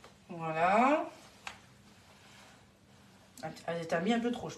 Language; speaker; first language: French; native; French